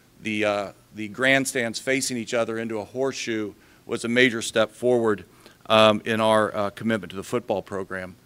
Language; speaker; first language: English; native; English